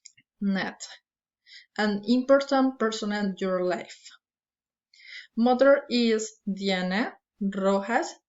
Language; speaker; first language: English; non-native, learner; Spanish